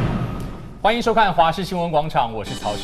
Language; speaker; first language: Chinese; native; Chinese